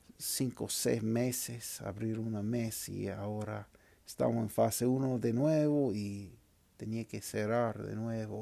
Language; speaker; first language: Spanish; non-native, fluent; English